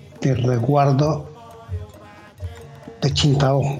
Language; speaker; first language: Spanish; non-native, local second language; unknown